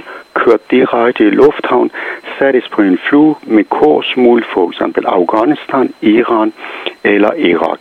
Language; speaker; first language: Danish; non-native, fluent; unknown